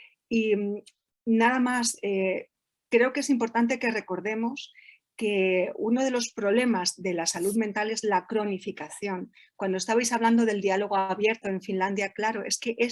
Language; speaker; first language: Spanish; native; Spanish